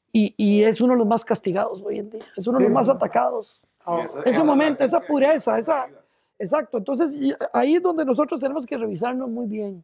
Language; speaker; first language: Spanish; native; Spanish